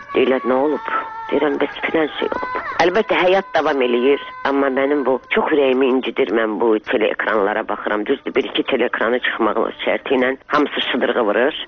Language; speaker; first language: Azerbaijani; native; Azerbaijani